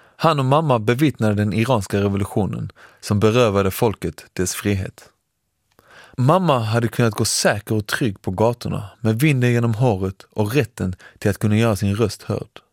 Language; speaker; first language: Swedish; early bilingual, other home language; Persian